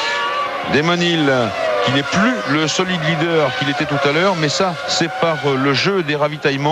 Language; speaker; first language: French; native; French